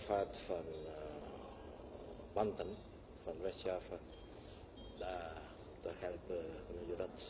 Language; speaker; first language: Dutch; non-native, fluent; Indonesian